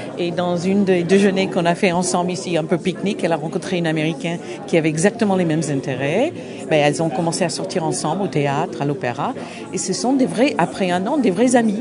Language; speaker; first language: French; non-native, fluent; English